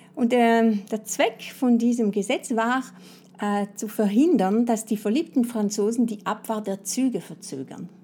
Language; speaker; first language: German; non-native, fluent; French